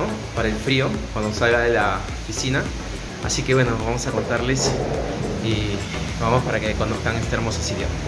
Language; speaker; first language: Spanish; native; Spanish